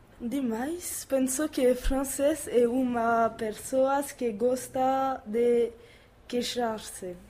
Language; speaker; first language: Portuguese; non-native, learner; French